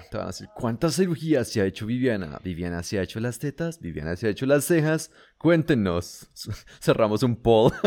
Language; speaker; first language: Spanish; native; Spanish